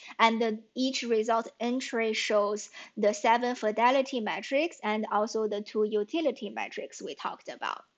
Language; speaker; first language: English; non-native, fluent; Chinese